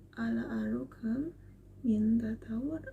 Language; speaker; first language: Arabic; non-native, learner; Indonesian